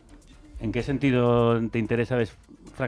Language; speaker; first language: Spanish; native; Spanish